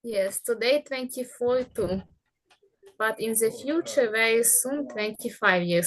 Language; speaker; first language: English; non-native, learner; Ukrainian